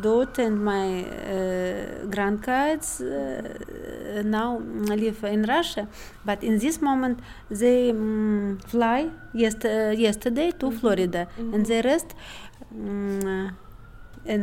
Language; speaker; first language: English; non-native, learner; Russian